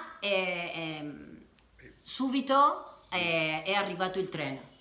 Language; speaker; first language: Italian; non-native, learner; Spanish